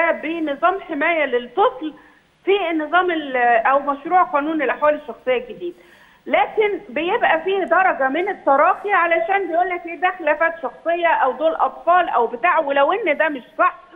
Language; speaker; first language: Arabic; native; Arabic